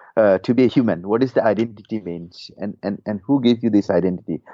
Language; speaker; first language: English; non-native, fluent; Burmese